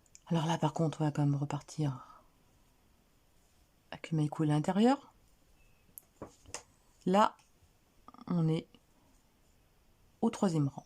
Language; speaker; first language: French; native; French